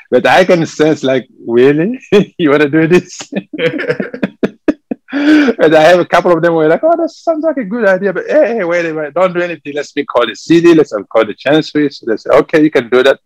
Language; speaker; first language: English; non-native, fluent; French